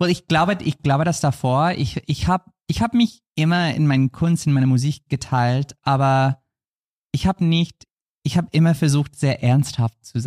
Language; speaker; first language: German; non-native, fluent; English